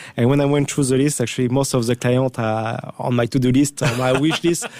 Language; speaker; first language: English; non-native, fluent; French